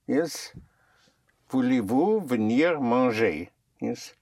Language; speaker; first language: French; non-native, fluent; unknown